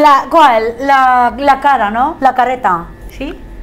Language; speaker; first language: Spanish; non-native, fluent; Filipino